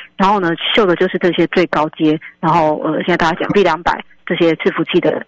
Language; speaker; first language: Chinese; native; Chinese